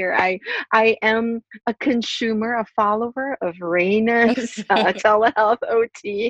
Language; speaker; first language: English; non-native, local second language; Filipino